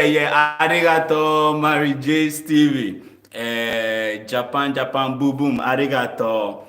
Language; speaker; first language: Japanese; non-native, learner; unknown